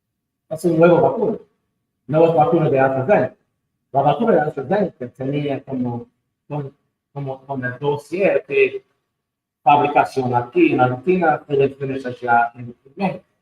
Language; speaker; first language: Spanish; non-native, fluent; English